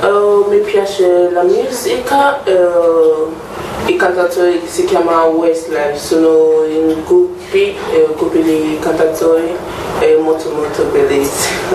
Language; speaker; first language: Italian; non-native, learner; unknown